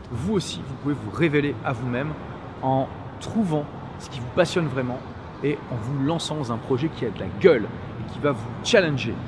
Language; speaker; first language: French; native; French